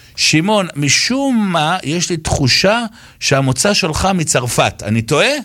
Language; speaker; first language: Hebrew; native; Hebrew